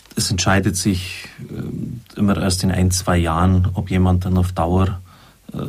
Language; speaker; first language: German; native; German